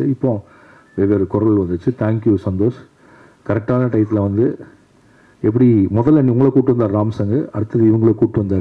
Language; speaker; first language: Tamil; native; Tamil